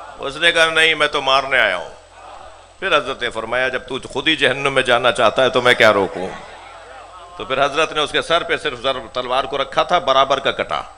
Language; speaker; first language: Urdu; non-native, local second language; Sindhi